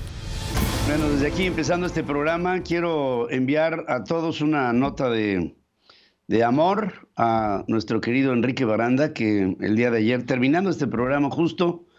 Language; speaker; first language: Spanish; native; Spanish